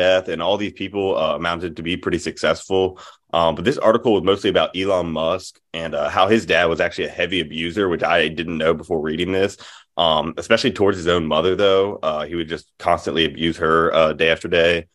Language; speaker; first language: English; native; English